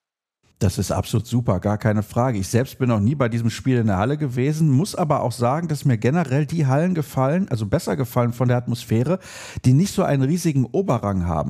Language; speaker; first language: German; native; German